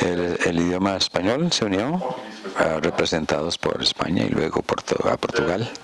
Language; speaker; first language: Spanish; non-native, fluent; German